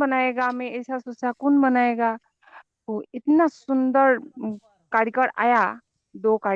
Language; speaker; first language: Hindi; non-native, local second language; Assamese